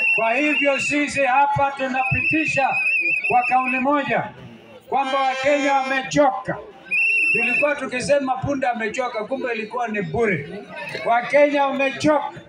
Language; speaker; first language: Swahili; non-native, local second language; Kamba